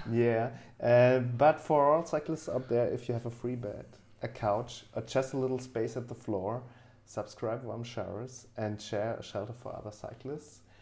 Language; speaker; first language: English; non-native, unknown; German